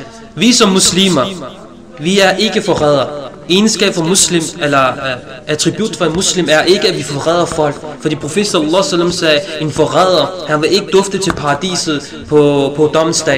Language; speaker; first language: Danish; early bilingual, other home language; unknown